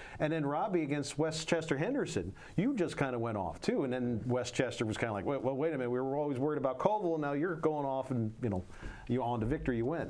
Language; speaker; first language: English; native; English